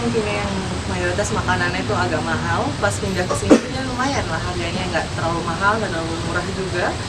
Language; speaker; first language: Indonesian; native; Indonesian